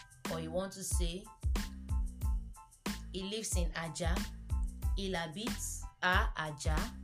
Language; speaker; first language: English; non-native, local second language; Yoruba